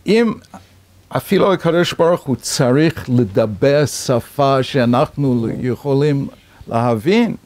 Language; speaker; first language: Hebrew; non-native, fluent; English